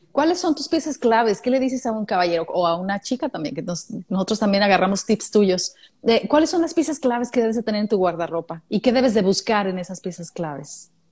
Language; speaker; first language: Spanish; native; Spanish